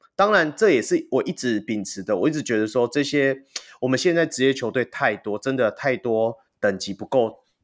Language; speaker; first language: Chinese; native; Chinese